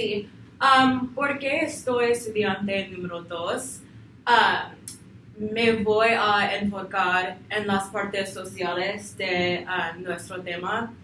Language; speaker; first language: Spanish; non-native, learner; English